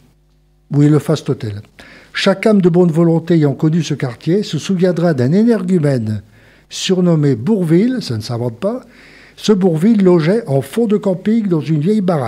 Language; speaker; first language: French; native; French